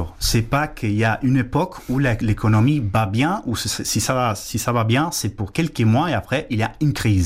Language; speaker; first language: French; non-native, fluent; Spanish